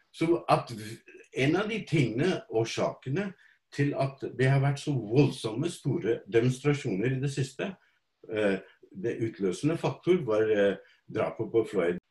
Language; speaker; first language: Norwegian; non-native, fluent; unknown